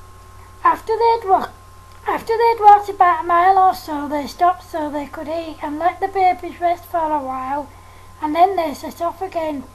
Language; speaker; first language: English; native; English